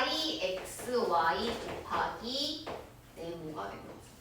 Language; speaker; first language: Korean; native; Korean